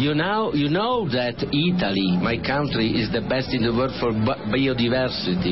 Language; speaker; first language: English; non-native, learner; Italian